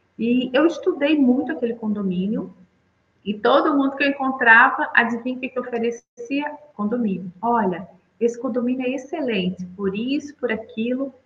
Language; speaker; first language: Portuguese; native; Portuguese